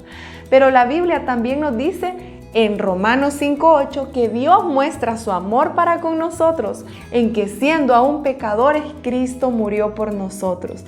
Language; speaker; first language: Spanish; native; Spanish